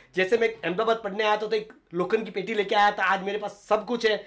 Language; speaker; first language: Hindi; native; Hindi